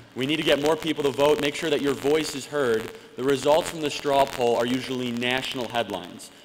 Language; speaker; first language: English; native; English